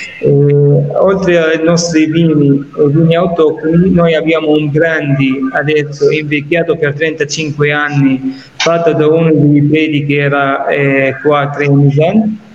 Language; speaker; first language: Italian; non-native, fluent; Arabic